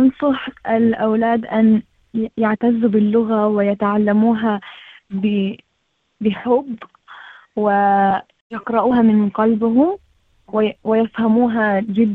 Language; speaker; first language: Arabic; early bilingual, heritage; Arabic